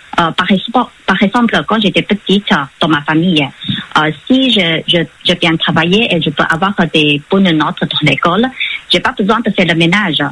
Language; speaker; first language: French; non-native, fluent; Chinese